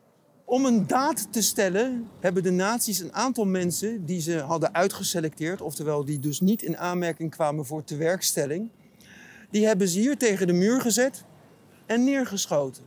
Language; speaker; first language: Dutch; native; Dutch